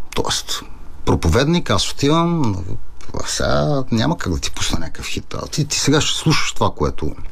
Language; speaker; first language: Bulgarian; non-native, fluent; Italian